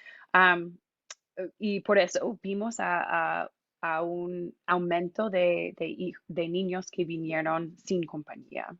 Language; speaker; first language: Spanish; non-native, fluent; English